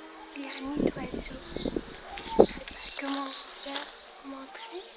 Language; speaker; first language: French; non-native, local second language; Arabic